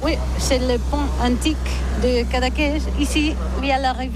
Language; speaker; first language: French; non-native, learner; Catalan